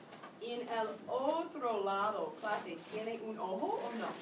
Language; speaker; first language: Spanish; non-native, learner; English